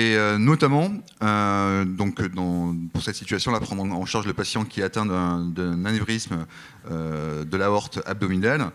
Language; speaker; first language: French; native; French